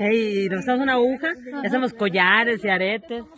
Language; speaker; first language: Spanish; native; Spanish